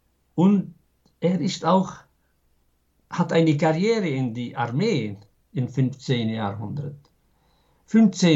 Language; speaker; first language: German; non-native, fluent; Arabic